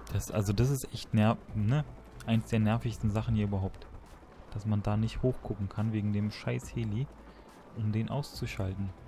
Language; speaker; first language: German; native; German